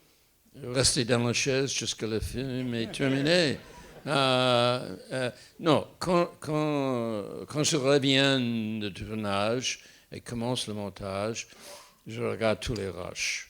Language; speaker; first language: French; non-native, fluent; English